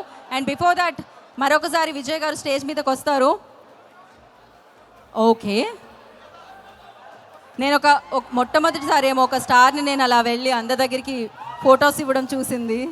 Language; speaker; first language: Telugu; native; Telugu